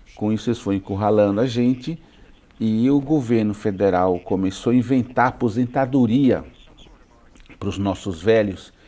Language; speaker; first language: Portuguese; non-native, local second language; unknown